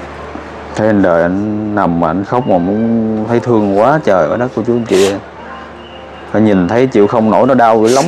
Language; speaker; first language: Vietnamese; native; Vietnamese